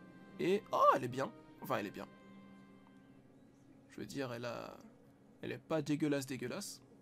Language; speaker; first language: French; native; French